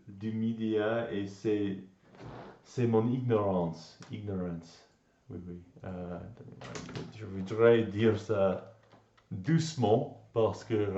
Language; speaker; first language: French; non-native, learner; English